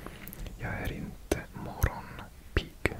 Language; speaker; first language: Swedish; non-native, learner; English